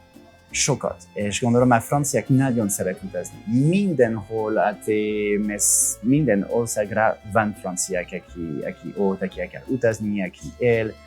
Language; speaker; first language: Hungarian; non-native, learner; French